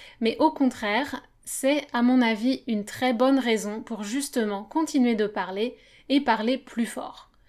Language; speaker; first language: French; native; French